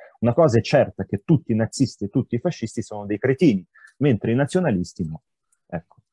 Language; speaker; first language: Italian; non-native, fluent; Ukrainian